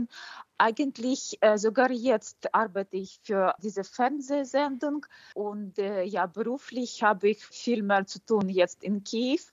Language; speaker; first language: German; non-native, fluent; Ukrainian